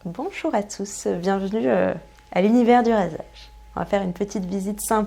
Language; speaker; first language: French; native; French